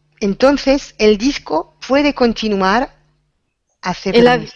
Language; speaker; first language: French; non-native, fluent; Spanish